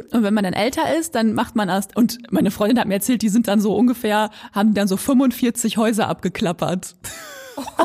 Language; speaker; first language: German; native; German